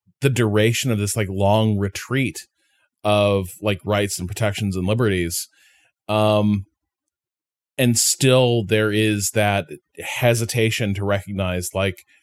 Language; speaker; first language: English; native; English